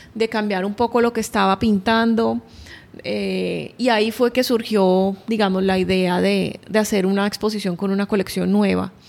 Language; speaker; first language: Spanish; native; Spanish